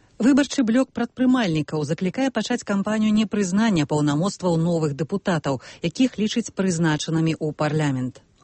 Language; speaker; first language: Belarusian; native; Belarusian